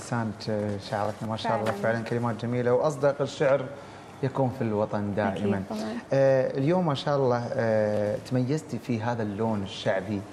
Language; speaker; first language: Arabic; native; Arabic